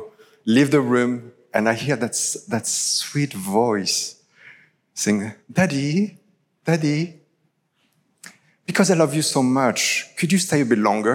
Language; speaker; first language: English; non-native, fluent; French